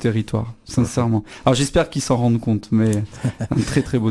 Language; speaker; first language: French; native; French